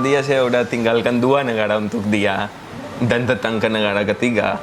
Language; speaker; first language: Indonesian; non-native, fluent; Hindi